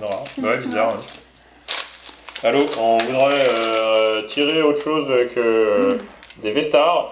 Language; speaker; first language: French; native; French